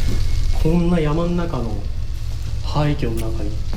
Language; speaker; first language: Japanese; native; Japanese